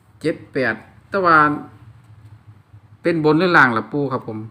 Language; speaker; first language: Thai; non-native, local second language; Lao